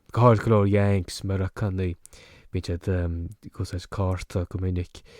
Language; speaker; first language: Irish; native; Irish